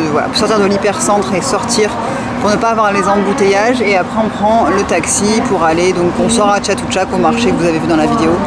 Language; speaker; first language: French; native; French